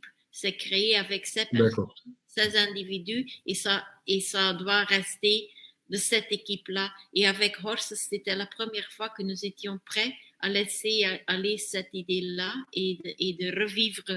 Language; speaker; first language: French; non-native, fluent; Dutch